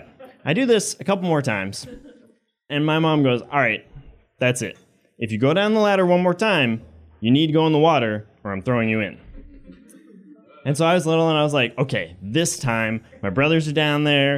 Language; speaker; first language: English; native; English